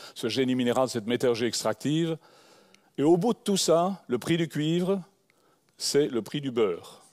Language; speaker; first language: French; native; French